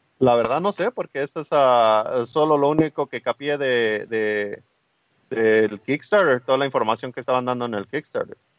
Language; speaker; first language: Spanish; early bilingual, heritage; Spanish